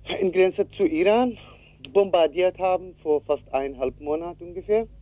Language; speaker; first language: German; non-native, learner; Kurdish